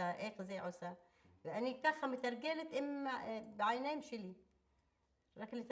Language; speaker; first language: Hebrew; non-native, local second language; Arabic